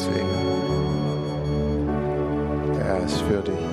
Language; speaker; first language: German; native; German